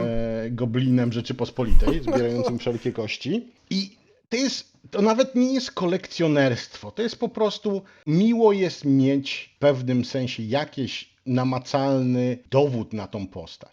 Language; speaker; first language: Polish; native; Polish